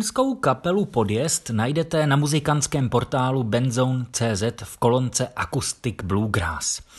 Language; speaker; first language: Czech; native; Czech